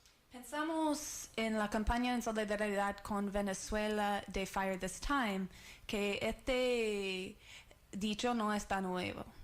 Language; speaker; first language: Spanish; non-native, learner; English